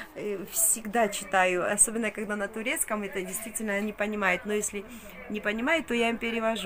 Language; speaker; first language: Russian; native; Russian